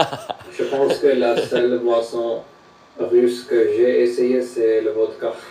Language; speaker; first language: French; non-native, fluent; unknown